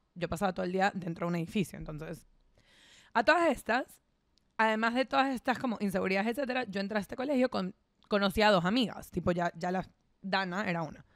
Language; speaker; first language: Spanish; native; Spanish